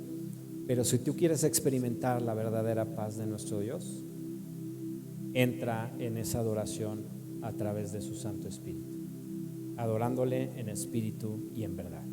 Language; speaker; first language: Spanish; native; Spanish